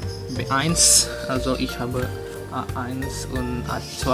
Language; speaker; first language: German; non-native, learner; Indonesian